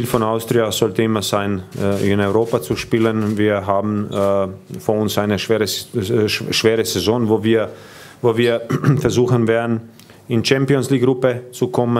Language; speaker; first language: German; non-native, fluent; Croatian